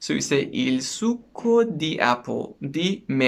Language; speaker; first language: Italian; non-native, learner; Persian